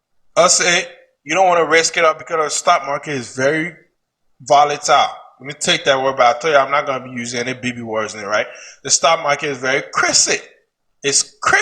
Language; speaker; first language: English; native; English